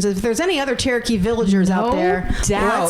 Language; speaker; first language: English; native; English